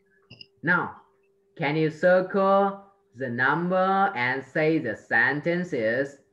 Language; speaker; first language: English; non-native, fluent; Vietnamese